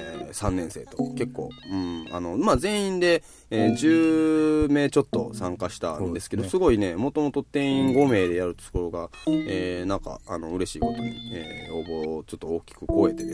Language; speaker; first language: Japanese; native; Japanese